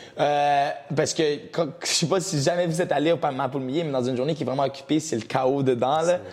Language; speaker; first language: French; early bilingual, other home language; Portuguese